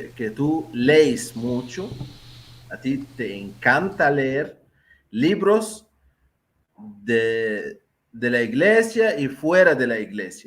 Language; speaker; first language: Spanish; non-native, fluent; Arabic